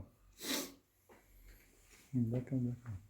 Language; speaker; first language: French; non-native, learner; Russian